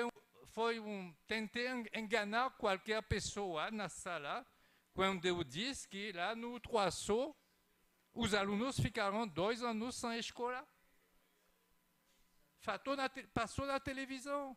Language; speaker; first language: Portuguese; non-native, fluent; French